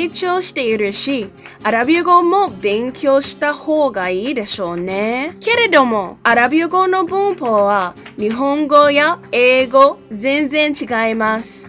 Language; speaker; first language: Japanese; non-native, learner; English